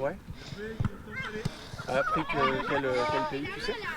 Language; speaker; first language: French; native; French